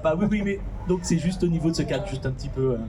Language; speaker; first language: French; native; French